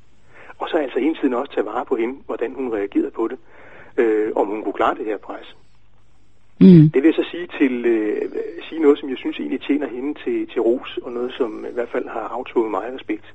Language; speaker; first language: Danish; native; Danish